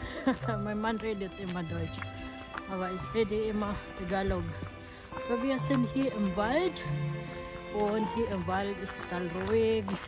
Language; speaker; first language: German; non-native, learner; Filipino